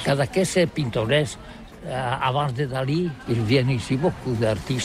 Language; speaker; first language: French; non-native, learner; Catalan